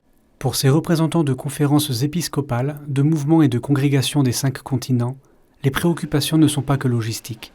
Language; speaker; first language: French; native; French